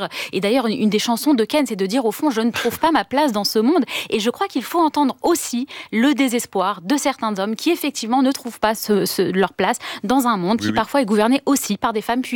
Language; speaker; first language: French; native; French